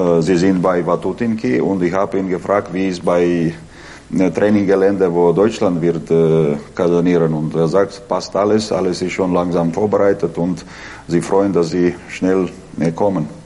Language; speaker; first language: German; non-native, learner; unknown